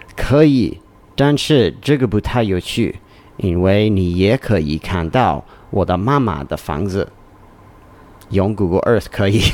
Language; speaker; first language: Chinese; non-native, learner; English